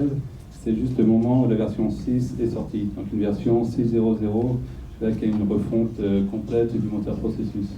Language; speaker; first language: French; native; French